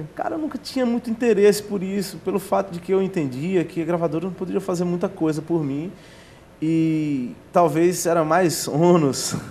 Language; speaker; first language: Portuguese; native; Portuguese